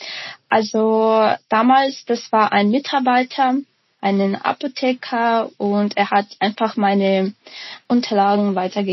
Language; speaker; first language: German; non-native, fluent; Ukrainian